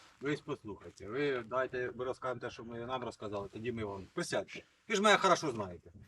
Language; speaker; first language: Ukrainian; native; Ukrainian